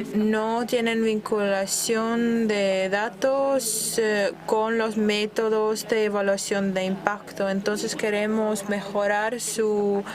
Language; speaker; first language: Spanish; non-native, fluent; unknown